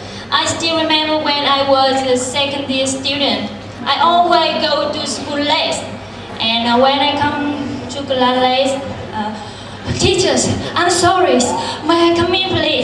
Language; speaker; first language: English; non-native, learner; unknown